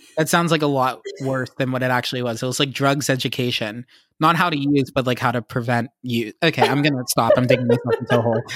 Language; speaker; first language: English; native; English